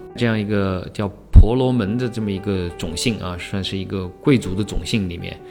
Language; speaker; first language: Chinese; native; Chinese